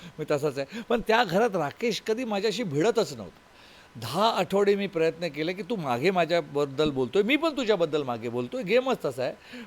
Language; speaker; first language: Marathi; non-native, local second language; Tulu